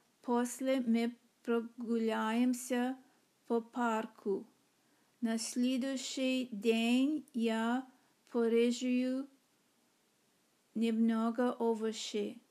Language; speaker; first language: Russian; non-native, learner; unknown